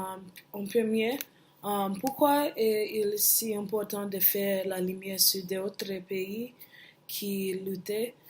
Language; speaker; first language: French; non-native, learner; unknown